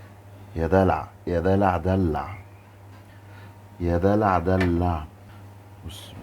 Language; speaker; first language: Arabic; native; Arabic